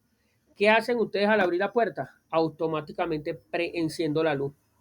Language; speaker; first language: Spanish; native; Spanish